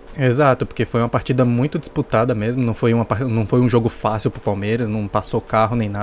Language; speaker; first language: Portuguese; native; Portuguese